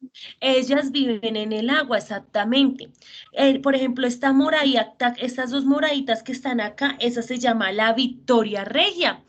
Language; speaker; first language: Spanish; native; Spanish